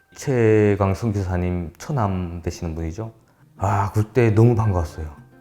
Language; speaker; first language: Korean; native; Korean